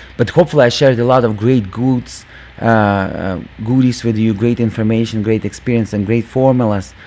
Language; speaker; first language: English; non-native, fluent; Russian